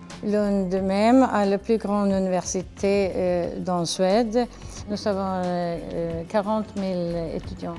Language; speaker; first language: French; non-native, fluent; Swedish